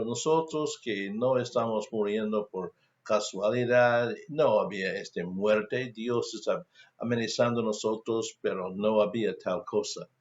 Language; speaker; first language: Spanish; non-native, fluent; English